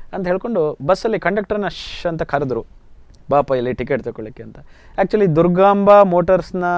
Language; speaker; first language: Kannada; native; Kannada